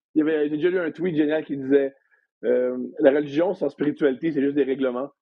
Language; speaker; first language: French; native; French